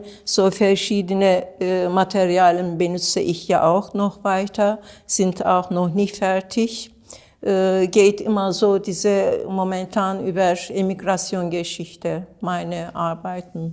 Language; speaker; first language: German; non-native, learner; Turkish